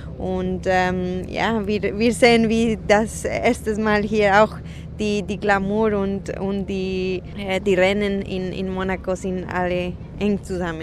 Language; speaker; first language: German; non-native, fluent; Spanish